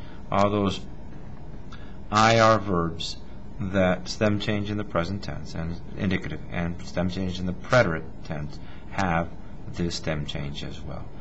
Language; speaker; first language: English; native; English